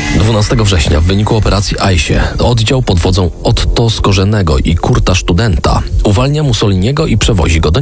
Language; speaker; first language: Polish; native; Polish